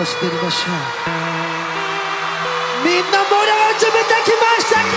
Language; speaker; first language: Japanese; native; Japanese